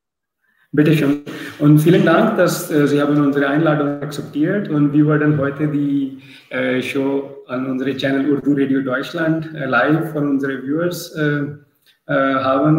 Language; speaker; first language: German; non-native, learner; Urdu